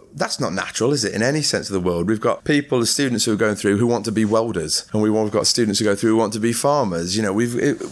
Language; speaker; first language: English; native; English